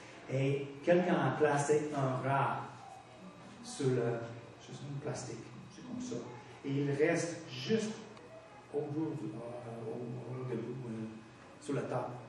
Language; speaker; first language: French; non-native, fluent; English